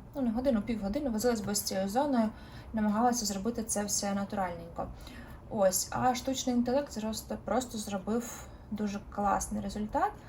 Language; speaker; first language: Ukrainian; non-native, local second language; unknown